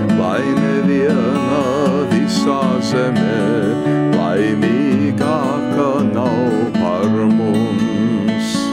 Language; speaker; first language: Latvian; early bilingual, heritage; Latvian